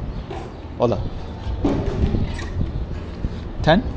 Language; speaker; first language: Spanish; non-native, learner; English